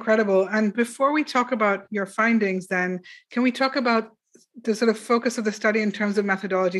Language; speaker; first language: English; non-native, local second language; Urdu